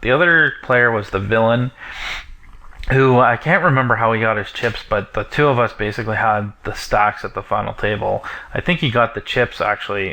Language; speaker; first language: English; native; English